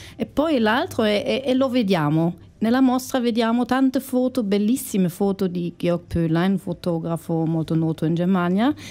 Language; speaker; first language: Italian; non-native, fluent; German